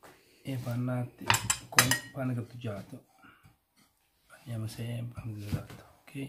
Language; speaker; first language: Italian; non-native, learner; Sinhala